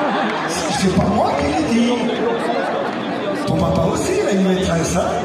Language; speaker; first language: French; native; French